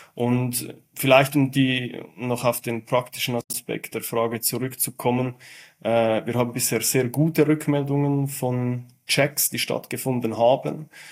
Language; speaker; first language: German; native; German